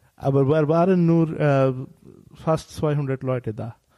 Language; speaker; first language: German; non-native, learner; Bangla